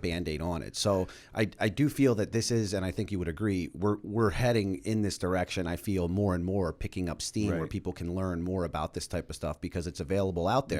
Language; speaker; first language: English; native; English